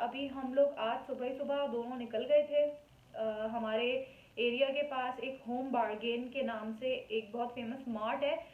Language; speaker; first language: Urdu; native; Urdu